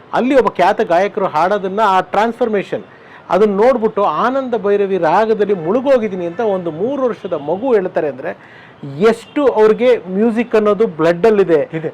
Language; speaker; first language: Kannada; native; Kannada